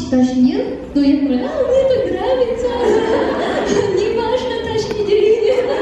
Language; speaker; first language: Russian; non-native, fluent; Korean